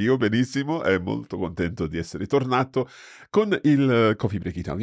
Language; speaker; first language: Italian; non-native, fluent; English